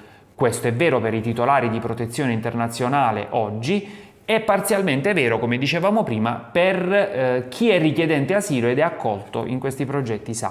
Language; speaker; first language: Italian; native; Italian